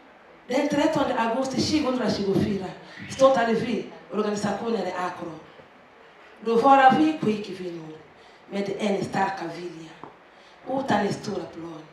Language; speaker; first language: Swedish; non-native, fluent; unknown